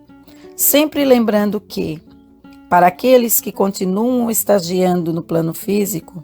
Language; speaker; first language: Portuguese; native; Portuguese